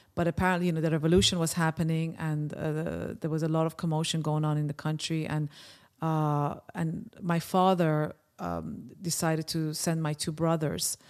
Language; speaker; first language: English; early bilingual, other home language; Persian